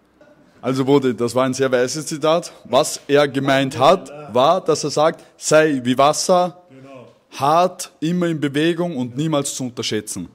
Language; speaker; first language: German; native; German